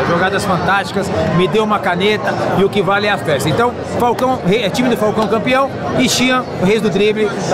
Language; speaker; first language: Portuguese; native; Portuguese